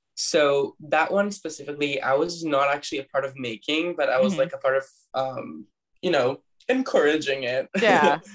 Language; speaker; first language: English; non-native, fluent; Hebrew